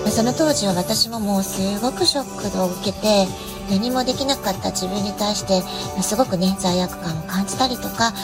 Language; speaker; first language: Japanese; native; Japanese